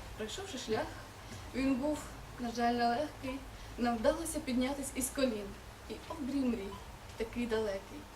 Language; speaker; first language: Ukrainian; non-native, local second language; Russian